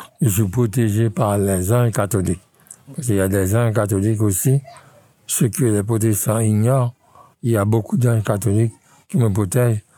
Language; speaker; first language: French; non-native, local second language; Haitian Creole